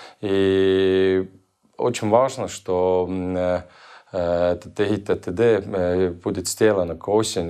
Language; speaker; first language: Russian; non-native, local second language; Estonian